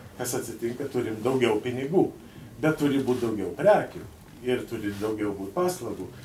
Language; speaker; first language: Lithuanian; early bilingual, heritage; Lithuanian